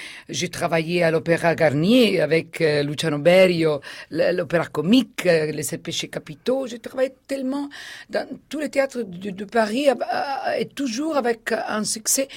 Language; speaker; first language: French; non-native, fluent; Italian